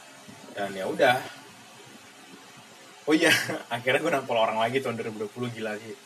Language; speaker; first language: Indonesian; native; Indonesian